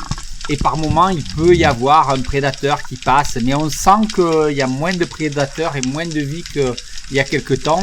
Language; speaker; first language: French; native; French